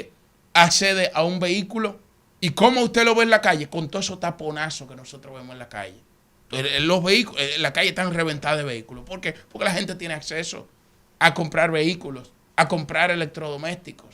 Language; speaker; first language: Spanish; native; Spanish